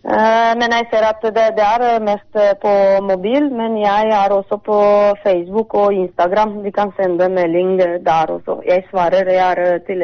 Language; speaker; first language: Norwegian; non-native, fluent; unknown